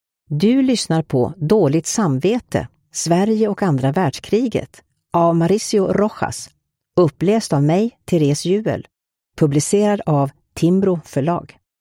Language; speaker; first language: Swedish; native; Swedish